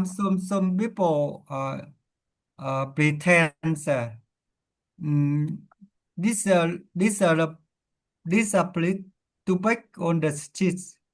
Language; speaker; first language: English; non-native, learner; Vietnamese